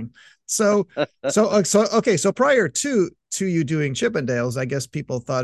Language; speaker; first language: English; native; English